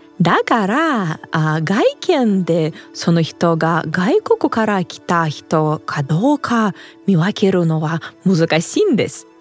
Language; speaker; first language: Japanese; non-native, fluent; Russian